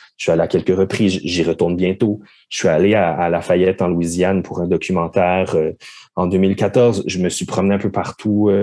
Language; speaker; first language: French; native; French